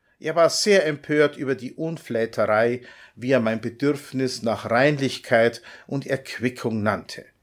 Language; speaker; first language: German; native; German